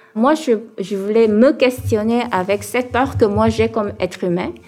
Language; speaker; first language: French; early bilingual, other home language; Korean